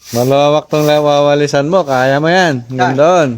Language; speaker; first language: Filipino; native; Filipino